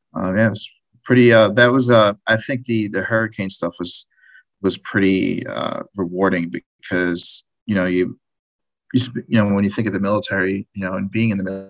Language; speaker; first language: English; native; English